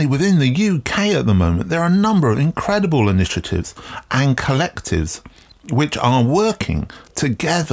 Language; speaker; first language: English; native; English